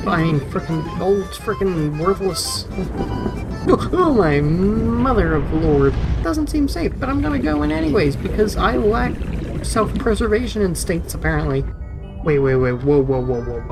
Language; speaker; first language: English; native; English